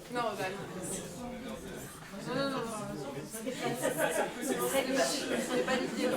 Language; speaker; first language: French; native; French